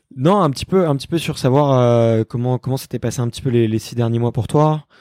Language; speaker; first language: French; native; French